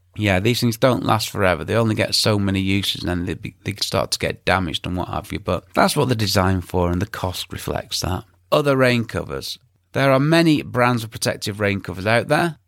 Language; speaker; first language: English; native; English